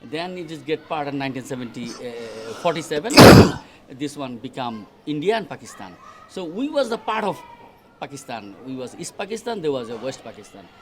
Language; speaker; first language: English; non-native, local second language; Bangla